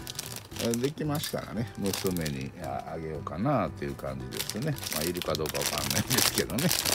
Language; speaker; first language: Japanese; native; Japanese